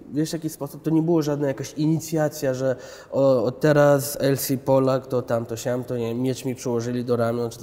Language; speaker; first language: Polish; early bilingual, other home language; Chechen